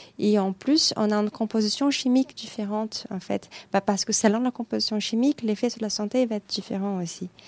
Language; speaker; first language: French; non-native, fluent; Portuguese